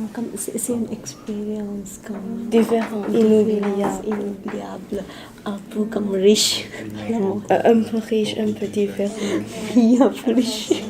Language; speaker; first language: French; non-native, learner; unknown